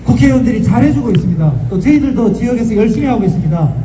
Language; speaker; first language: Korean; native; Korean